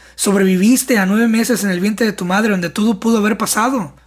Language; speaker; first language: Spanish; native; Spanish